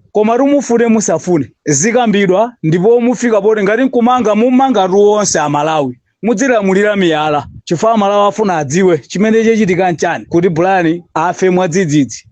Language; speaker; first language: Nyanja; native; Nyanja